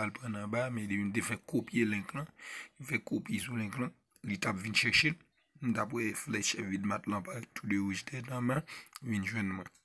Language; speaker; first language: French; non-native, learner; Haitian Creole